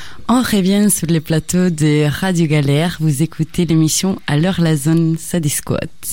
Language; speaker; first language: French; native; French